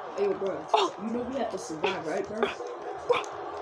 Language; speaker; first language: English; native; English